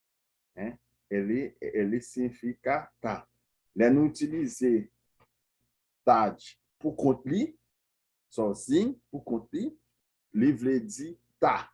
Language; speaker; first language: Portuguese; non-native, learner; Haitian Creole